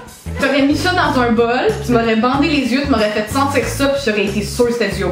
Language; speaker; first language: French; native; French